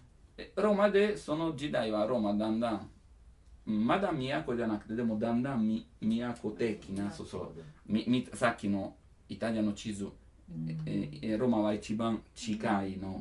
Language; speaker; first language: Japanese; non-native, learner; Italian